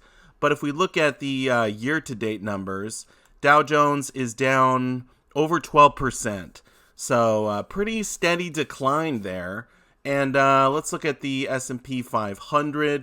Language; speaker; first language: English; native; English